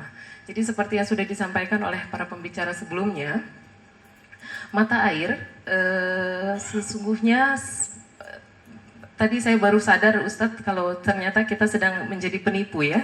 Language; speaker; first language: Indonesian; native; Indonesian